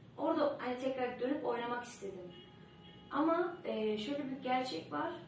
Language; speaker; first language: Turkish; early bilingual, heritage; Turkish